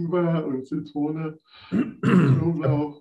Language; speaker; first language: German; non-native, fluent; English